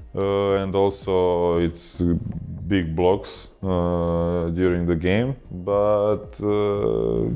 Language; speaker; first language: English; non-native, fluent; Croatian